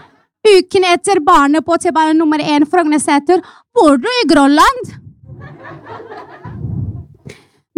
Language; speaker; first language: Norwegian; non-native, fluent; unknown